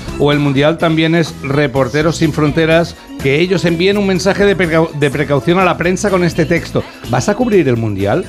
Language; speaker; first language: Spanish; native; Spanish